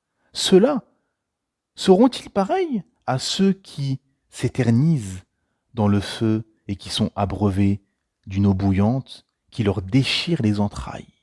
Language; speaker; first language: French; native; French